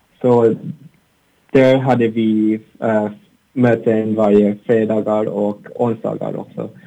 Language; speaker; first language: Swedish; non-native, learner; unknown